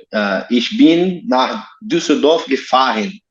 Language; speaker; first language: German; non-native, learner; Portuguese